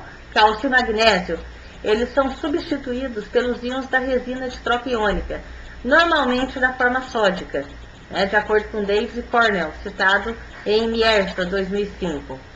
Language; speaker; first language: Portuguese; native; Portuguese